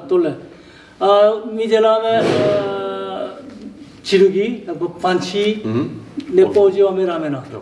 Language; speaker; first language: Czech; non-native, learner; Korean